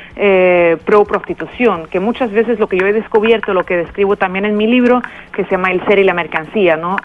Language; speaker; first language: Spanish; non-native, fluent; Swedish